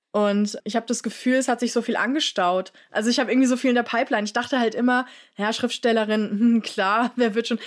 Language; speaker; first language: German; native; German